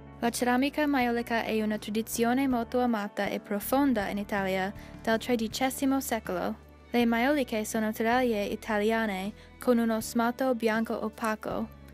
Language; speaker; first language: Italian; non-native, learner; English